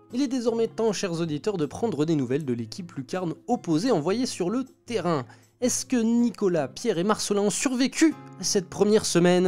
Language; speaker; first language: French; native; French